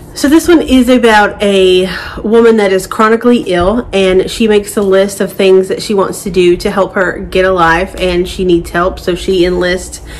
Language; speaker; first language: English; native; English